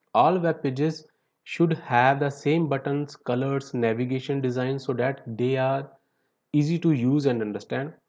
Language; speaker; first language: English; non-native, local second language; Punjabi